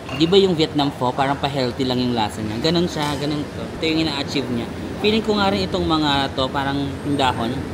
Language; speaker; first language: Filipino; non-native, local second language; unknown